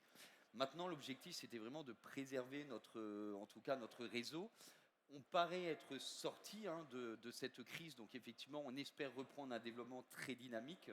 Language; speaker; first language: French; native; French